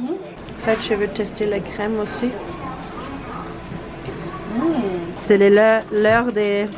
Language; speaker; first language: French; non-native, learner; Japanese